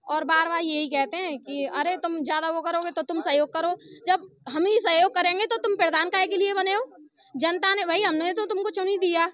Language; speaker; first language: Hindi; native; Hindi